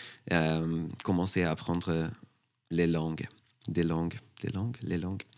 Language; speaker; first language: French; non-native, fluent; Swedish